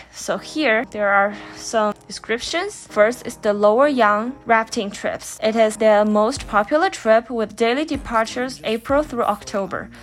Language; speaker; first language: English; non-native, fluent; Chinese